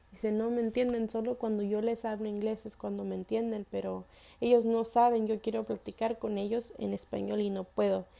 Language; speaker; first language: Spanish; early bilingual, heritage; Spanish